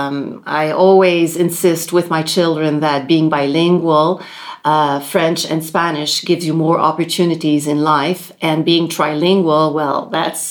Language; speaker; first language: English; non-native, local second language; French